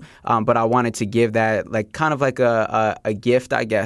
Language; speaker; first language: English; native; English